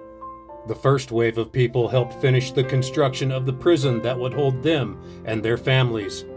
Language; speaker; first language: English; native; English